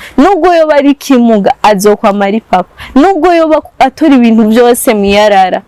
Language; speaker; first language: Rundi; non-native, local second language; Swahili